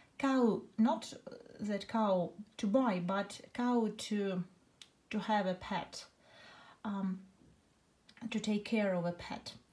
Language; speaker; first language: English; non-native, fluent; Russian